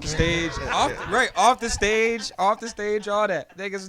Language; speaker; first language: English; native; English